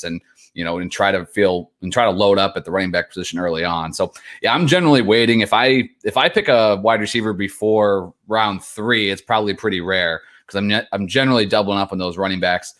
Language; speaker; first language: English; native; English